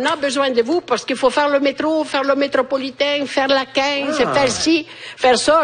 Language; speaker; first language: French; non-native, fluent; Italian